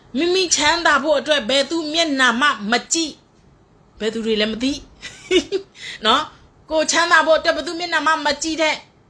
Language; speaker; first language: Burmese; non-native, local second language; S'gaw Karen